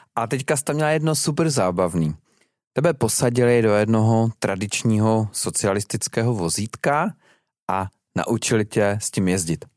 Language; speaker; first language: Czech; native; Czech